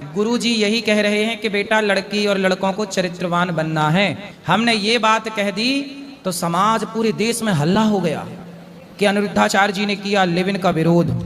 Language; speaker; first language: Hindi; native; Hindi